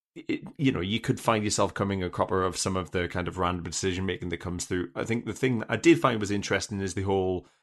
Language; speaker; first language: English; native; English